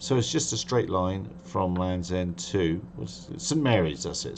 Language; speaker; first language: English; native; English